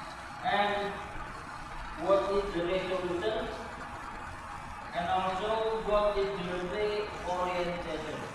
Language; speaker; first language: English; non-native, learner; Indonesian